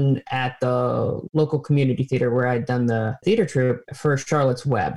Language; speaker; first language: English; native; English